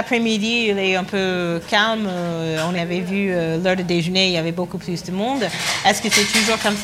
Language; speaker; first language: French; non-native, fluent; English